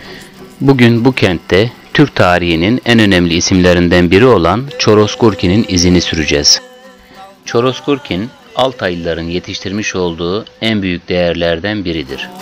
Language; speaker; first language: Turkish; native; Turkish